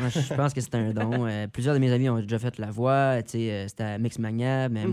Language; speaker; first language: French; native; French